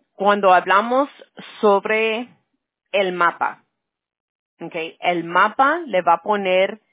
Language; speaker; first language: Spanish; early bilingual, other home language; English